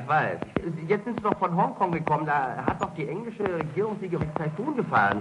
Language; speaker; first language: German; native; German